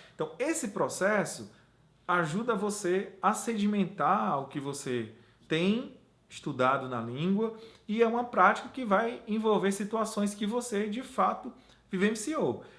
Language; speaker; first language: Portuguese; native; Portuguese